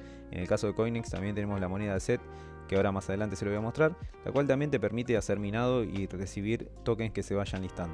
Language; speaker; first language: Spanish; native; Spanish